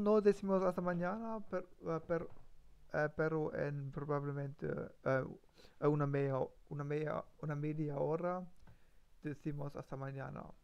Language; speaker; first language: Spanish; non-native, learner; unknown